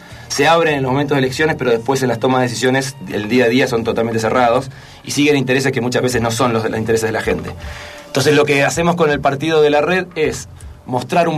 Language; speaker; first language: Spanish; native; Spanish